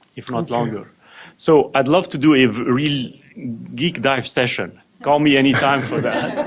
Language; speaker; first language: English; non-native, fluent; French